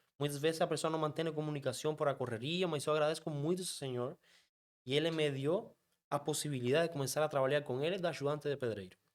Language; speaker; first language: Portuguese; non-native, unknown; Spanish